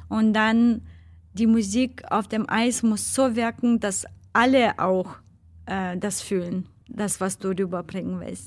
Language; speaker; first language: German; non-native, fluent; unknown